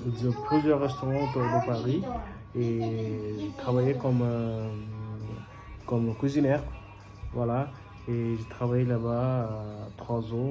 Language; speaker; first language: French; non-native, learner; Bangla